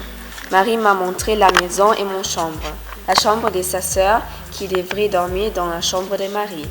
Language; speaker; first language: French; non-native, learner; German